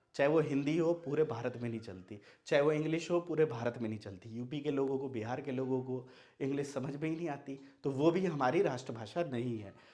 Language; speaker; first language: Hindi; non-native, local second language; Maithili